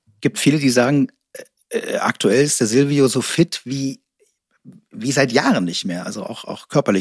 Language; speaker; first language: German; native; German